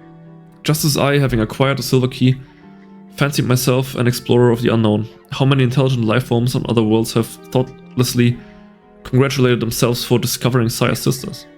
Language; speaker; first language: English; native; English